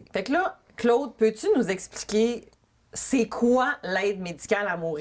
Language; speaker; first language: French; native; French